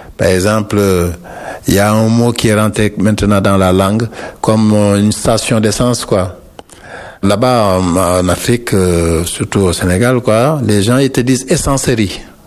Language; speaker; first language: French; non-native, local second language; Wolof